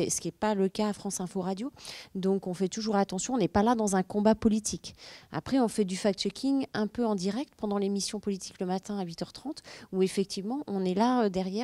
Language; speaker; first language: French; native; French